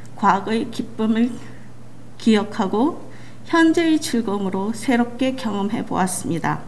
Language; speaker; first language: Korean; native; Korean